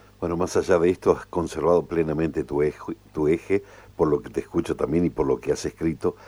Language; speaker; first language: Spanish; native; Spanish